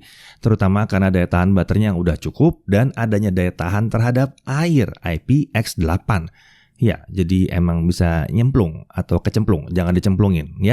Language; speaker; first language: Indonesian; native; Indonesian